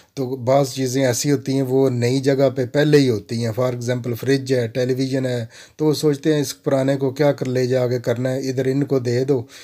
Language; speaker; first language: Urdu; non-native, local second language; Punjabi